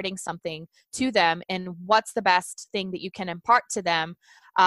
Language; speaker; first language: English; non-native, fluent; Portuguese